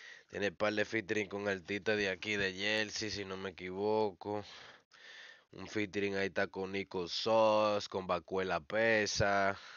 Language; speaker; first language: Spanish; early bilingual, other home language; English